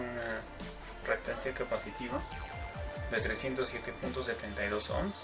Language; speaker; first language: Spanish; native; Spanish